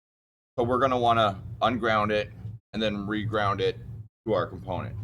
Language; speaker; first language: English; native; English